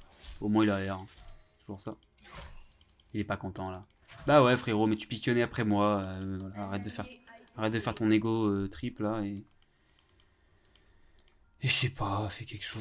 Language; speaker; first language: French; native; French